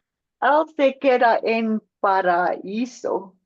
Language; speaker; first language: Spanish; non-native, learner; English